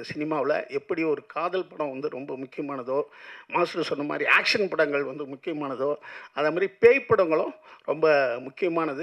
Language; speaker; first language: Tamil; native; Tamil